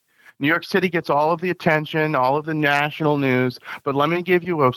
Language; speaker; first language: English; native; English